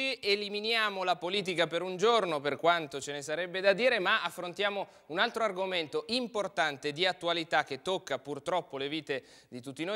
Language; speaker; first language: Italian; native; Italian